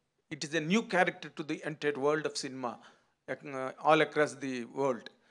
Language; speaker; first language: English; non-native, local second language; Telugu